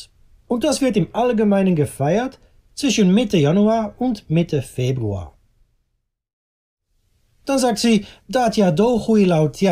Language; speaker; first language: German; non-native, fluent; Dutch